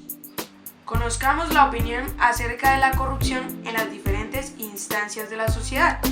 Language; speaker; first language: Spanish; native; Spanish